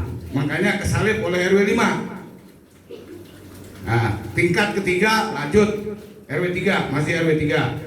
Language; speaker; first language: Indonesian; native; Indonesian